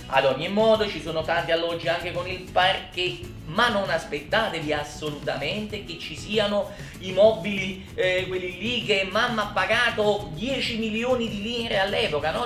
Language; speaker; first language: Italian; native; Italian